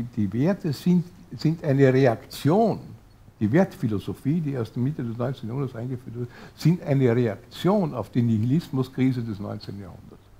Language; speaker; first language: German; native; German